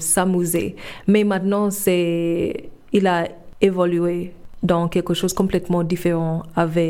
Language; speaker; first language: French; non-native, fluent; English